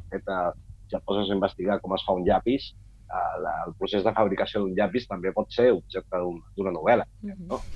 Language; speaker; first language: Catalan; non-native, local second language; Spanish